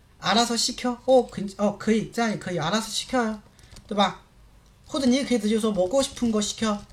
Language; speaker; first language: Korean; non-native, fluent; Chinese